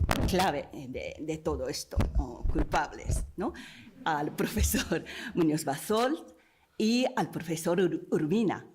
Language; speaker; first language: Spanish; non-native, fluent; Japanese